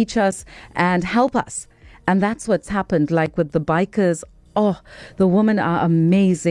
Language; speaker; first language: English; native; English